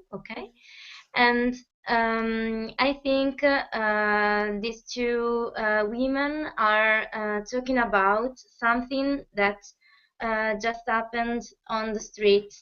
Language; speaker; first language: English; non-native, fluent; Italian